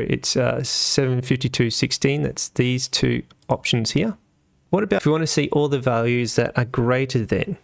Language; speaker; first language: English; native; English